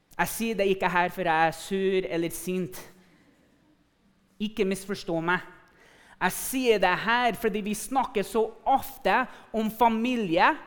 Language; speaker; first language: Norwegian; non-native, fluent; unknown